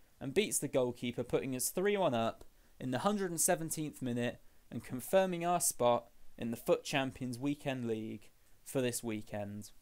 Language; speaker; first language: English; native; English